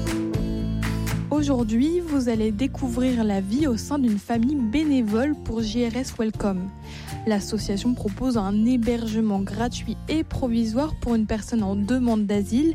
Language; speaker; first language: French; native; French